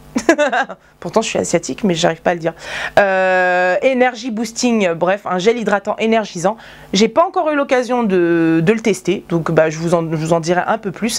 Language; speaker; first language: French; native; French